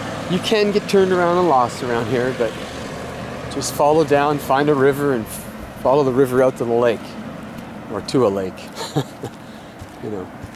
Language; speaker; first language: English; native; English